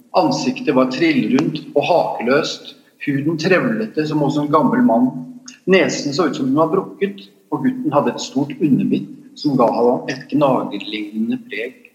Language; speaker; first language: Norwegian; native; Norwegian